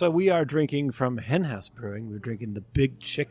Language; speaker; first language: English; native; English